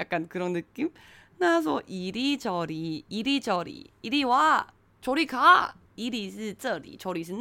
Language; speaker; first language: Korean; non-native, fluent; Chinese